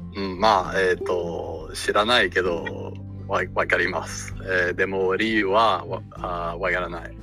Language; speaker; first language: Japanese; non-native, learner; English